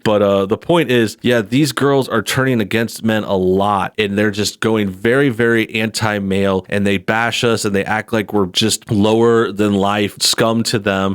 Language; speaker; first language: English; native; English